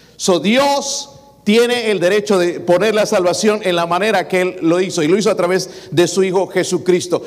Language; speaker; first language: Spanish; native; Spanish